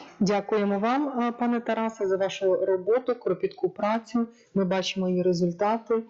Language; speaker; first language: Ukrainian; native; Ukrainian